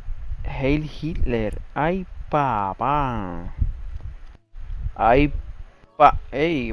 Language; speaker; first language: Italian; non-native, learner; Spanish